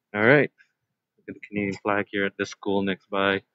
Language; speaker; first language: English; native; English